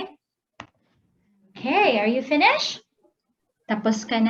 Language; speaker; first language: English; non-native, local second language; Filipino